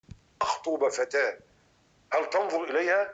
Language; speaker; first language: Arabic; native; Arabic